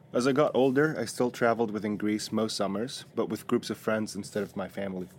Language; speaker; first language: English; non-native, fluent; Greek